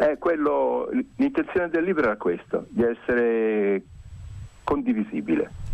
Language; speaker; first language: Italian; native; Italian